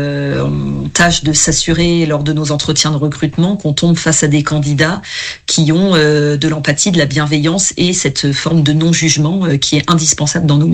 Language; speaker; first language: French; native; French